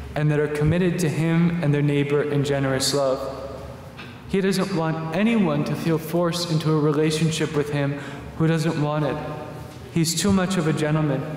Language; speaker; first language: English; native; English